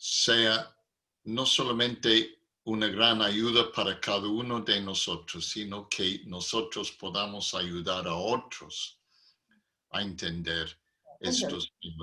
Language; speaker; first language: Spanish; non-native, fluent; English